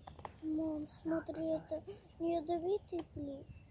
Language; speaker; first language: Russian; early bilingual, heritage; Russian